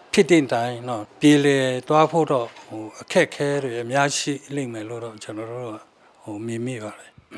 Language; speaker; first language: Burmese; non-native, local second language; Shan